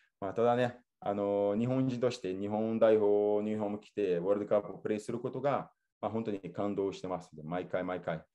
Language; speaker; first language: Japanese; non-native, fluent; Portuguese